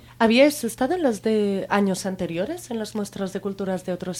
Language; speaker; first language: Spanish; non-native, local second language; Catalan